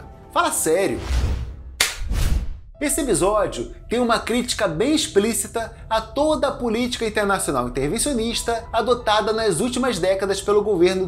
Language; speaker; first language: Portuguese; native; Portuguese